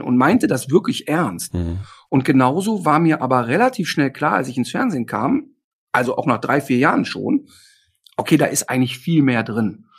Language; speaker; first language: German; native; German